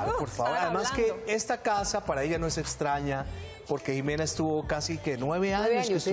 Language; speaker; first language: Spanish; native; Spanish